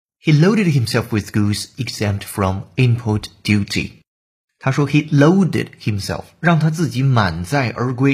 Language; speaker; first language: English; non-native, fluent; Chinese